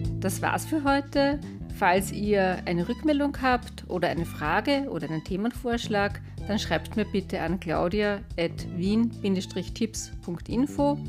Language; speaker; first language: German; native; German